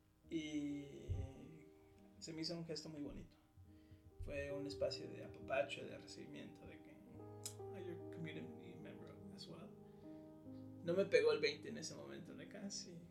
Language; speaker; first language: Spanish; early bilingual, heritage; Spanish